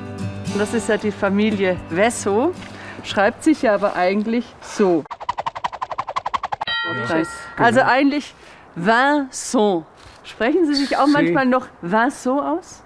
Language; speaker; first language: German; native; German